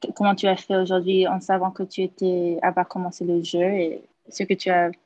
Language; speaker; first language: French; non-native, fluent; English